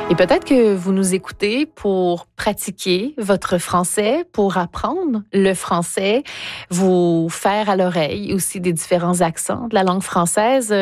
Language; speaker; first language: French; native; French